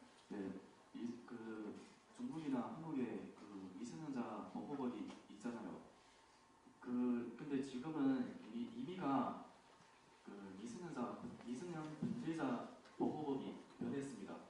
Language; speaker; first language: Korean; non-native, learner; Chinese